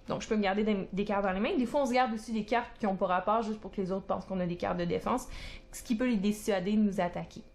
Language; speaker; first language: French; native; French